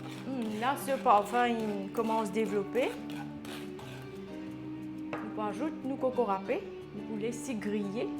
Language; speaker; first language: French; non-native, local second language; Morisyen